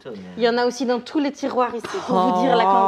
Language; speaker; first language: French; native; French